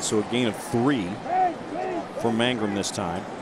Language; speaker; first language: English; native; English